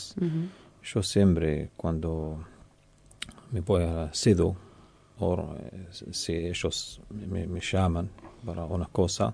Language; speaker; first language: Spanish; non-native, learner; Arabic